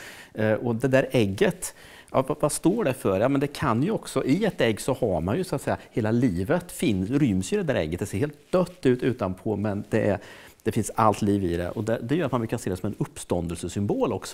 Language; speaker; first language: Swedish; native; Swedish